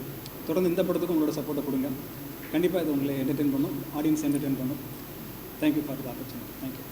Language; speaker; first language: Tamil; native; Tamil